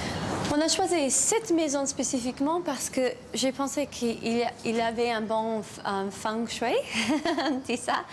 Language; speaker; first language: French; non-native, learner; English